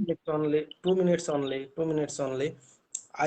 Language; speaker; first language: English; non-native, learner; Bangla